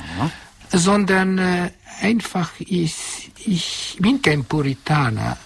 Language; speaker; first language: German; non-native, fluent; Hungarian